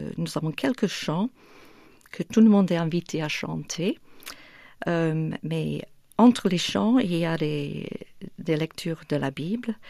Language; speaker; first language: French; non-native, fluent; English